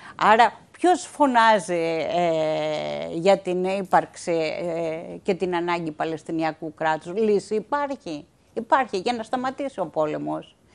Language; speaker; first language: Greek; native; Greek